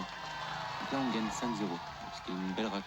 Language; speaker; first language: French; native; French